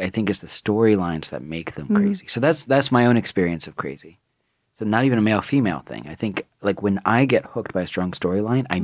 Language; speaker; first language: English; native; English